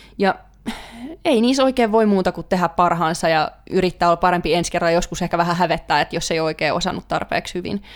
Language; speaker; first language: Finnish; native; Finnish